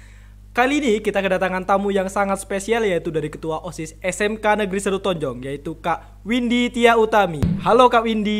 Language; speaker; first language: Indonesian; native; Indonesian